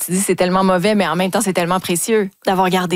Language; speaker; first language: French; native; French